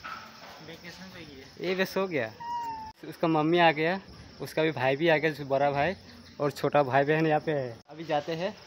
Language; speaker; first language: Hindi; non-native, local second language; Assamese